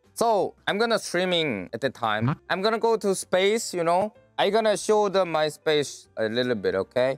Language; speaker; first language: English; non-native, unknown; Korean